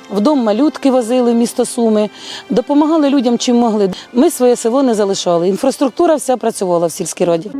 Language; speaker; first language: Ukrainian; native; Ukrainian